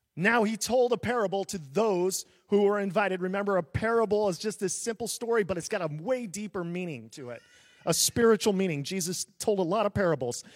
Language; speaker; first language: English; native; English